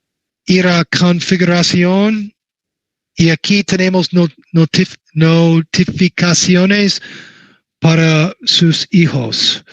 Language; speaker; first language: Spanish; non-native, learner; English